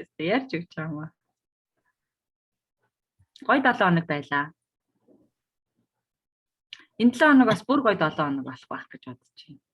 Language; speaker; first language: Mongolian; native; Mongolian